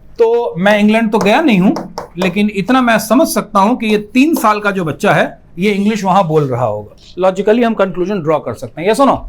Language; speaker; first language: Hindi; native; Hindi